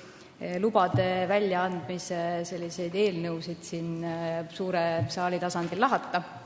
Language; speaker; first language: Estonian; native; Estonian